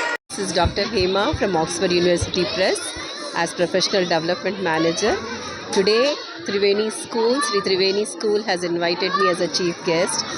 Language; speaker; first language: English; non-native, local second language; Telugu